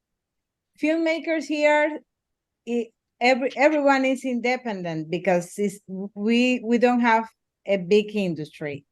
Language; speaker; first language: English; non-native, learner; Spanish